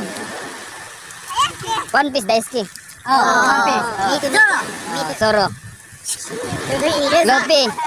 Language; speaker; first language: Japanese; non-native, learner; Cebuano